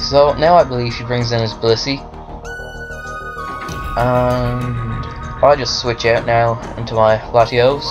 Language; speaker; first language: English; native; English